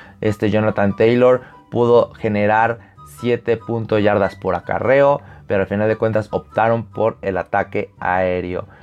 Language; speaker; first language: Spanish; native; Spanish